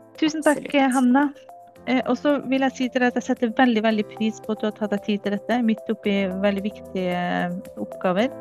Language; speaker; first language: Norwegian; native; Norwegian